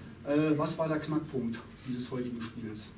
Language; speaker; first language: German; native; German